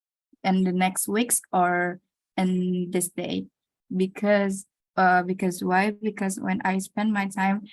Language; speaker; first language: English; non-native, learner; Indonesian